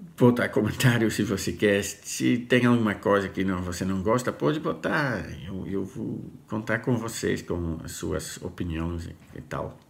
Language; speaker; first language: Portuguese; non-native, learner; Dutch